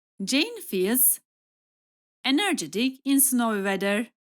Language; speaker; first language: English; non-native, fluent; Turkish